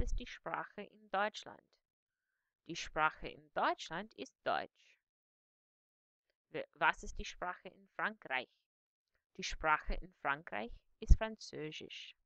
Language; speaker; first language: German; non-native, fluent; English